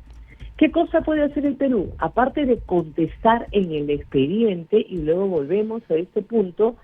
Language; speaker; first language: Spanish; native; Spanish